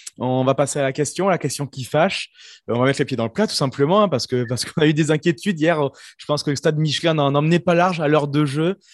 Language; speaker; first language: French; native; French